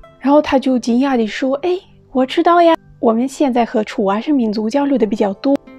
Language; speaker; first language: Chinese; non-native, fluent; Russian